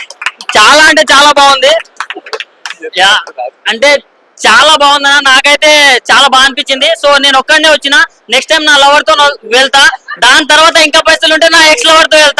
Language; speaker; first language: Telugu; native; Telugu